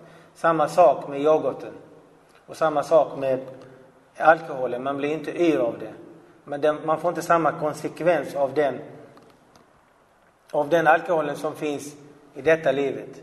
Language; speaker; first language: Swedish; non-native, fluent; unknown